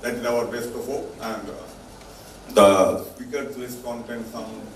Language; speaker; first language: English; non-native, local second language; Bangla